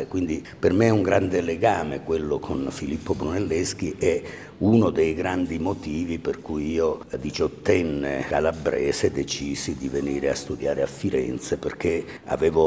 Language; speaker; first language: Italian; native; Italian